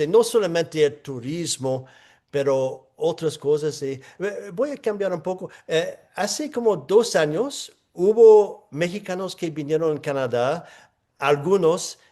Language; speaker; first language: Spanish; non-native, fluent; English